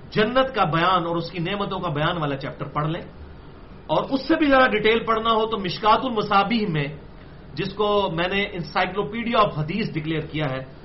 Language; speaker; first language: Urdu; non-native, local second language; Punjabi